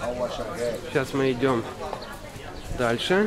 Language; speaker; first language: Russian; native; Russian